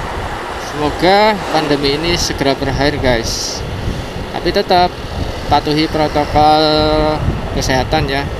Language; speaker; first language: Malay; non-native, local second language; Javanese